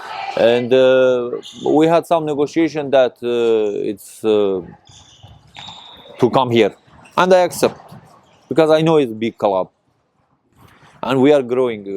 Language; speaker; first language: English; non-native, learner; Persian